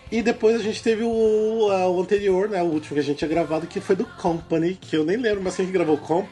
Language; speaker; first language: Portuguese; native; Portuguese